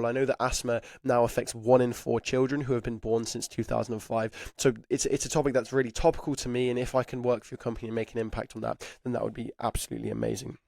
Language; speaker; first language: English; native; English